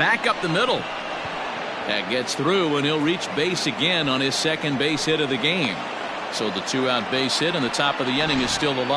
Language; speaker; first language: English; native; English